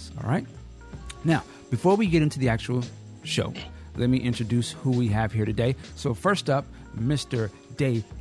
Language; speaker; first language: English; native; English